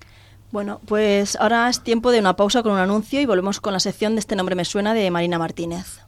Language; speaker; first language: Spanish; native; Spanish